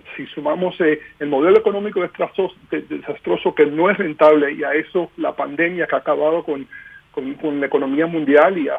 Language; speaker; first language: Spanish; early bilingual, heritage; Spanish